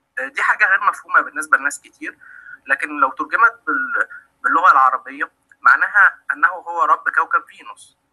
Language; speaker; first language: Arabic; native; Arabic